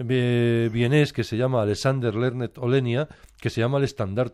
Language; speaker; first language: Spanish; native; Spanish